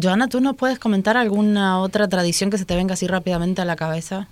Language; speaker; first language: Spanish; native; Spanish